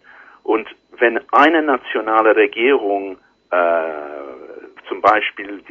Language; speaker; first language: German; non-native, learner; English